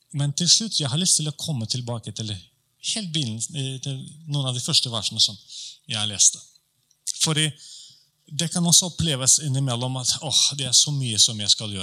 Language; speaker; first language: Norwegian; non-native, fluent; Polish